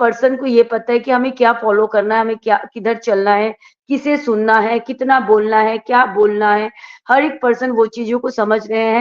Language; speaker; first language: Hindi; native; Hindi